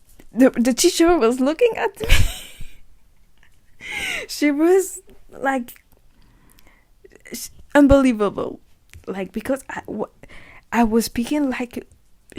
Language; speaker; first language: English; non-native, learner; French